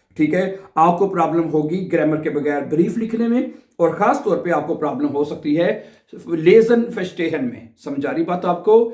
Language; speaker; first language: Urdu; non-native, local second language; Punjabi